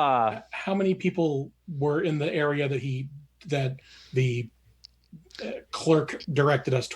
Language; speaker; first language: English; native; English